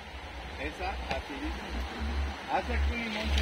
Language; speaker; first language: Spanish; native; Spanish